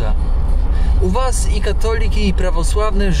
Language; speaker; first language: Russian; non-native, learner; Polish